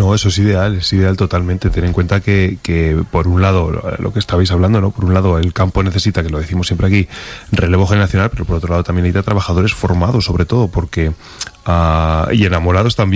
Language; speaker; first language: Spanish; native; Spanish